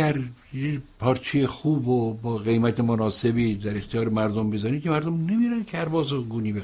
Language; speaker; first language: Persian; native; Persian